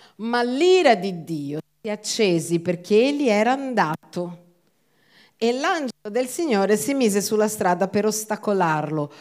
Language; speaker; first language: Italian; non-native, fluent; Portuguese